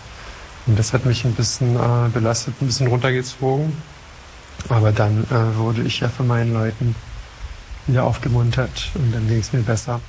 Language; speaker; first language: German; non-native, fluent; French